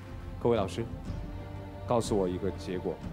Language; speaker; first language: Chinese; native; Chinese